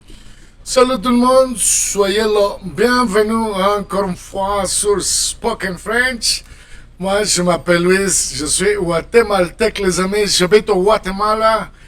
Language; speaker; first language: French; non-native, fluent; Spanish